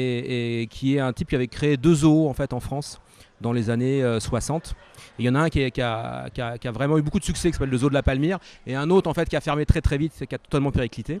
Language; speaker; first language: French; native; French